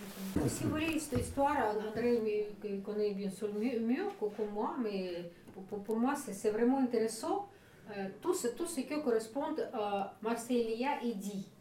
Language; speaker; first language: French; non-native, learner; Russian